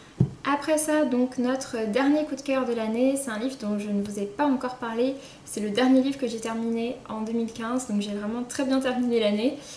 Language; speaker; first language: French; native; French